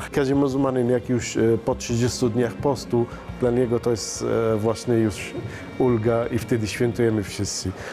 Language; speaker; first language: Polish; non-native, fluent; Arabic